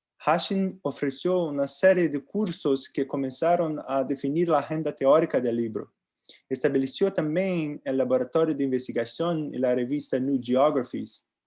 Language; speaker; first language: Spanish; non-native, learner; Portuguese